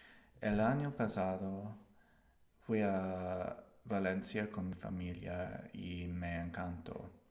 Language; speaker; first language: Spanish; non-native, learner; English